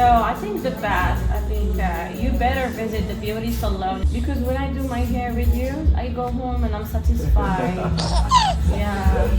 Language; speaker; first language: English; non-native, fluent; Arabic